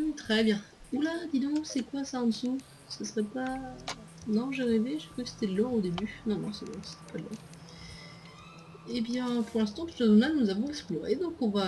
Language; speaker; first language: French; native; French